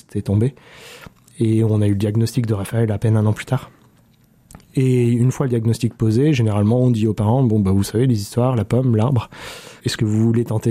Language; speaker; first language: French; native; French